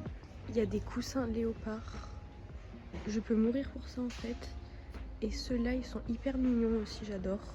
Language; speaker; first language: French; native; French